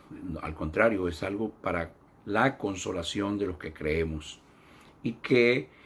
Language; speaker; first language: Spanish; native; Spanish